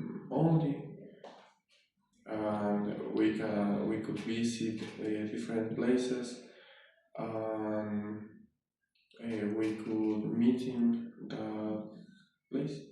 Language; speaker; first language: English; non-native, learner; Spanish